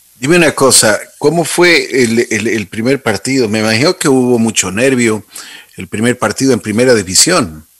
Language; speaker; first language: Spanish; native; Spanish